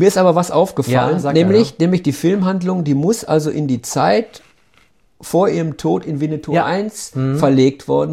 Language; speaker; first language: German; native; German